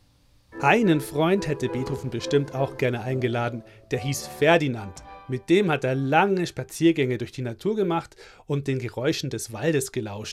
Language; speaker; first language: German; native; German